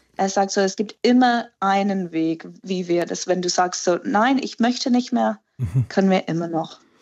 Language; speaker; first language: German; non-native, fluent; English